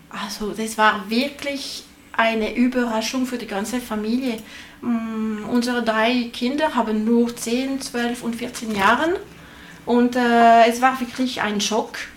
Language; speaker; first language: German; non-native, learner; French